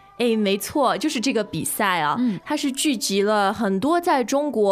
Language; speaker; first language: Chinese; native; Chinese